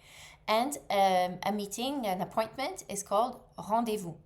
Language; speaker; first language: English; non-native, fluent; French